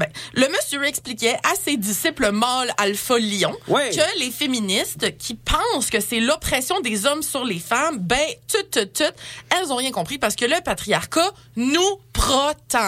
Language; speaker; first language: French; native; French